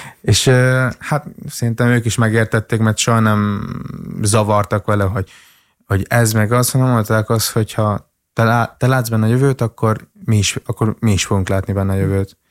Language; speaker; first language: Hungarian; early bilingual, other home language; Vietnamese